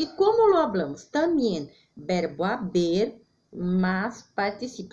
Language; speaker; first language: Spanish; non-native, fluent; Portuguese